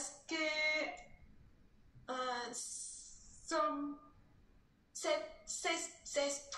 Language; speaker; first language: French; non-native, learner; Spanish